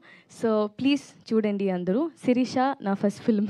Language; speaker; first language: Telugu; non-native, local second language; Tamil